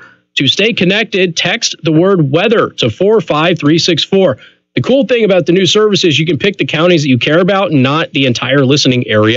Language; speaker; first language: English; native; English